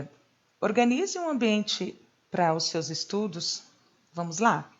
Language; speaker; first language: Portuguese; native; Portuguese